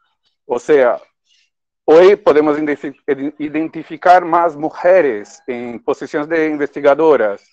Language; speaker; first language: Spanish; non-native, fluent; Portuguese